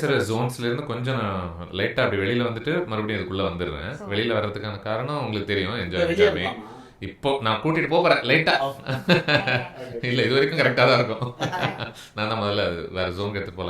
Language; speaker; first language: Tamil; native; Tamil